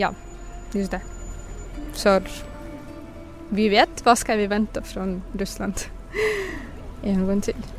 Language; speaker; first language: Swedish; non-native, fluent; Russian